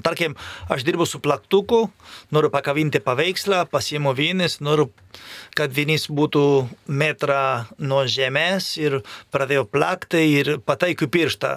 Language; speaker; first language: Lithuanian; non-native, fluent; Spanish